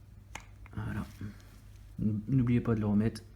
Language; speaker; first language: French; native; French